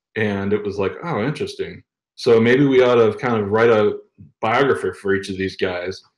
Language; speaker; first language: English; native; English